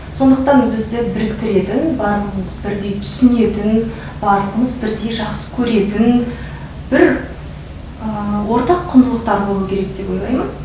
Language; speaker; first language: Kazakh; non-native, local second language; Russian